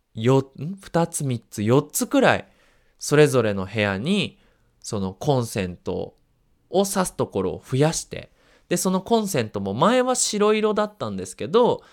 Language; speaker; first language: Japanese; native; Japanese